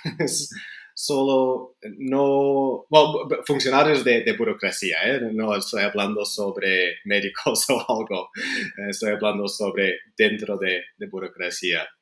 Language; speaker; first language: Spanish; non-native, fluent; Dutch